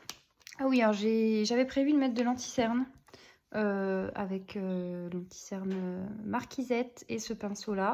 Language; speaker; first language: French; native; French